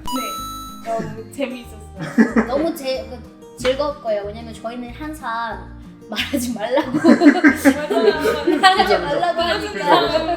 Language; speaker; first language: Korean; non-native, fluent; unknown